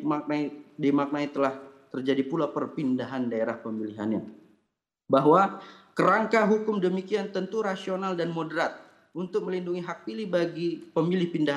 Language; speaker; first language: Indonesian; native; Indonesian